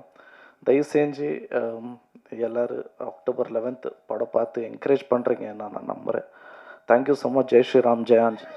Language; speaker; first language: Tamil; non-native, learner; Kannada